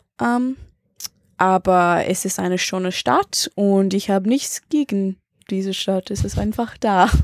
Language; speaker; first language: German; non-native, learner; English